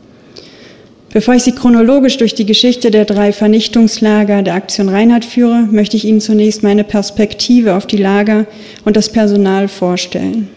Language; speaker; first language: German; native; German